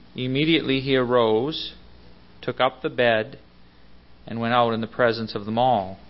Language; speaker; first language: English; native; English